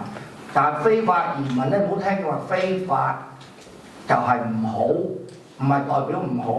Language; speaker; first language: Cantonese; native; Cantonese